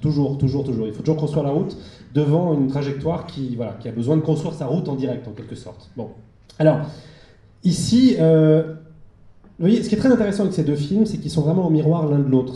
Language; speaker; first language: French; native; French